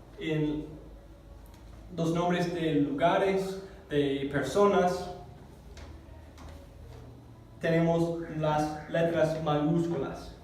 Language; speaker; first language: Spanish; non-native, fluent; English